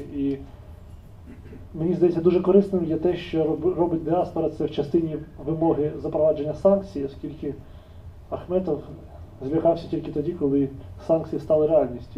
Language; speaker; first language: Ukrainian; native; Ukrainian